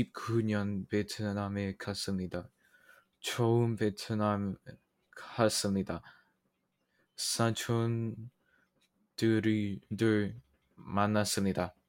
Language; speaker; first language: Korean; non-native, learner; Vietnamese